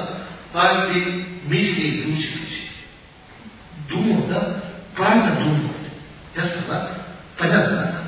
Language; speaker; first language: Russian; non-native, learner; Tibetan